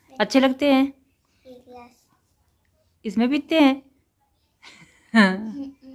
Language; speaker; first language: Hindi; native; Hindi